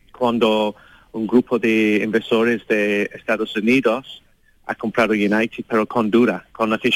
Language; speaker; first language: Spanish; non-native, fluent; English